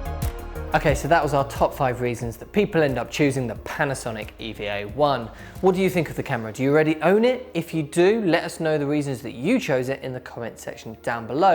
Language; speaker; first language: English; native; English